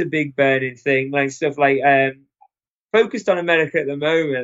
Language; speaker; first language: English; native; English